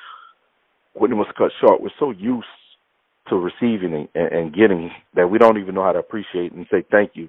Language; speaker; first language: English; native; English